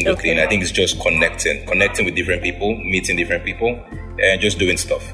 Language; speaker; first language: English; non-native, local second language; Yoruba